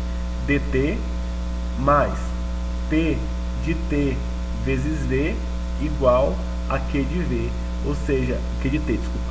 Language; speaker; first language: Portuguese; native; Portuguese